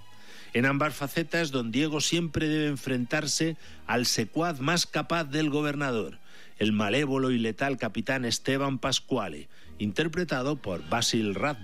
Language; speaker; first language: Spanish; native; Spanish